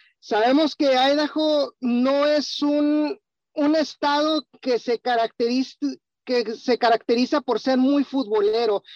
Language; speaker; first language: Spanish; native; Spanish